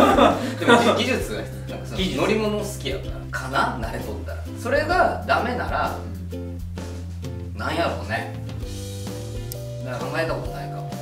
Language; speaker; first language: Japanese; native; Japanese